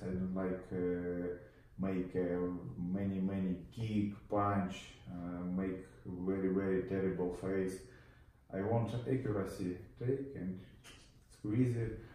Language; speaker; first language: English; non-native, learner; Russian